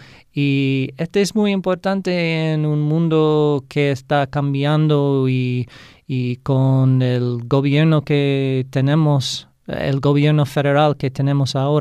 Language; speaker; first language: Spanish; non-native, fluent; English